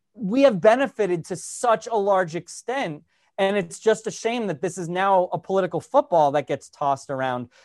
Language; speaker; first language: English; native; English